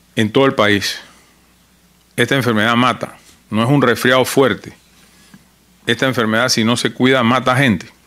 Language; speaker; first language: Spanish; native; Spanish